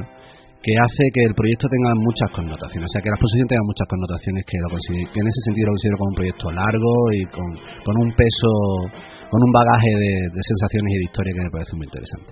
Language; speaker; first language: Spanish; native; Spanish